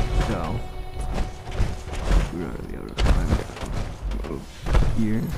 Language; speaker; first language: English; native; English